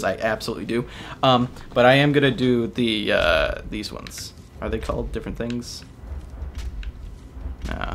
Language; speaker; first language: English; native; English